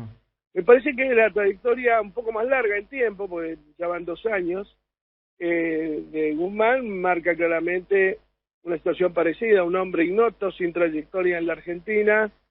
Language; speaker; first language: Spanish; native; Spanish